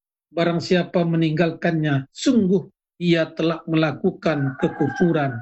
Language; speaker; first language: Indonesian; native; Indonesian